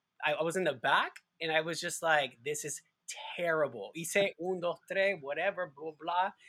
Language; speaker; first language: English; non-native, fluent; Spanish